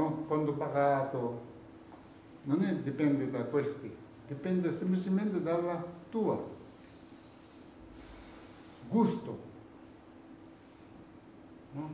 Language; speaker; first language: Italian; non-native, learner; Tibetan